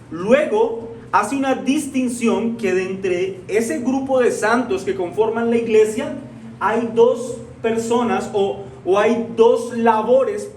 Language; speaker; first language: Spanish; native; Spanish